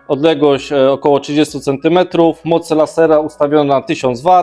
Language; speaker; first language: Polish; native; Polish